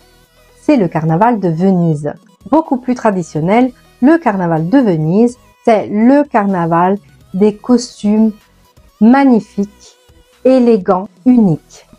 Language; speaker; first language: French; non-native, fluent; Italian